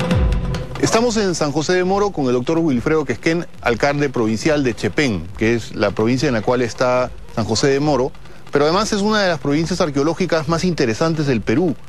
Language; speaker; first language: Spanish; native; Spanish